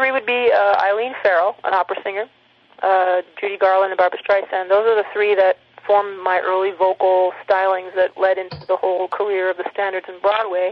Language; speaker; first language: English; native; English